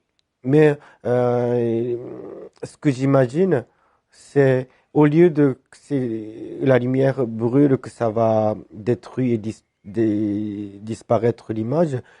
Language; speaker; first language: French; non-native, fluent; Japanese